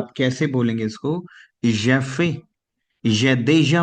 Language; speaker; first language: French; non-native, fluent; Hindi